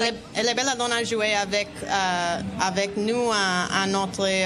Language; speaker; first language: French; non-native, learner; Spanish